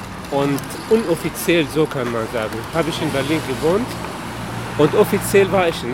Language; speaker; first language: German; non-native, local second language; Kurdish